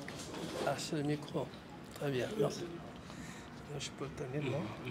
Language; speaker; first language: French; non-native, local second language; Wolof